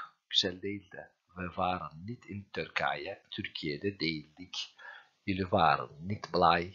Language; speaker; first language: Dutch; non-native, fluent; Turkish